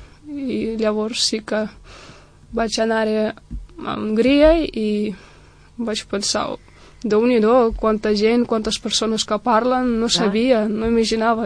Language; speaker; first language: Catalan; non-native, fluent; Russian